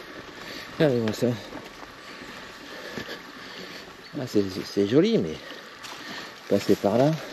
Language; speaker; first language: French; native; French